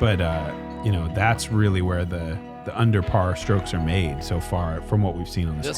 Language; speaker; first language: English; native; English